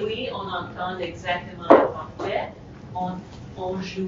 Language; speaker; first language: French; non-native, learner; English